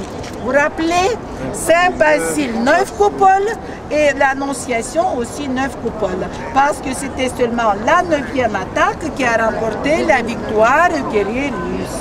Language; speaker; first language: French; non-native, fluent; Russian